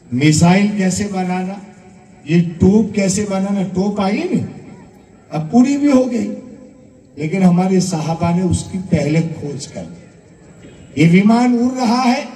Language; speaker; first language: Hindi; non-native, local second language; Gujarati